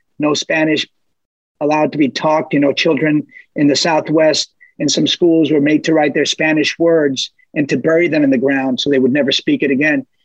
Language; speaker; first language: English; early bilingual, other home language; Spanish